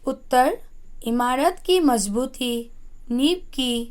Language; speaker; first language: Hindi; non-native, local second language; Assamese